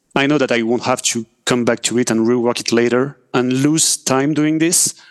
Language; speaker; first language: English; non-native, fluent; French